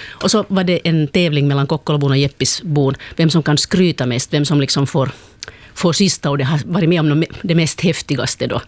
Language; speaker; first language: Swedish; native; Swedish